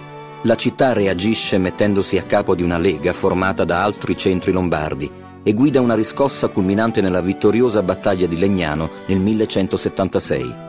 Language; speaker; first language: Italian; native; Italian